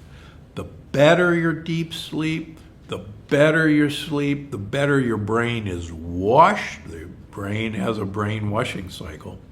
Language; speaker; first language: English; native; English